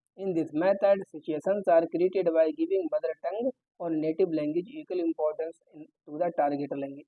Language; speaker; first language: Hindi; native; Hindi